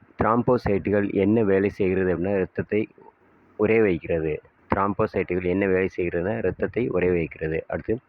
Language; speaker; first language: Tamil; native; Tamil